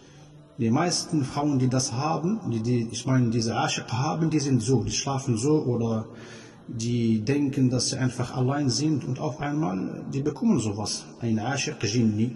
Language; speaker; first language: German; non-native, fluent; Arabic